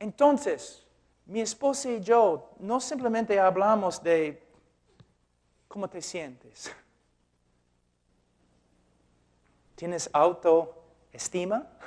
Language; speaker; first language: Spanish; non-native, fluent; English